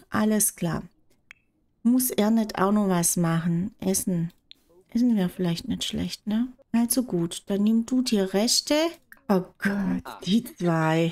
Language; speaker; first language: German; native; German